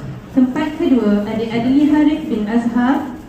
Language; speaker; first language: Malay; native; Malay